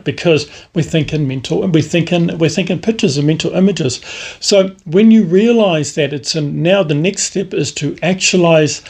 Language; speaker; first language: English; native; English